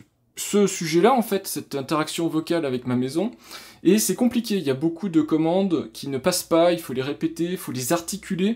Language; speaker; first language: French; native; French